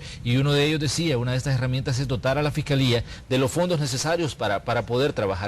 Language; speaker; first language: Spanish; native; Spanish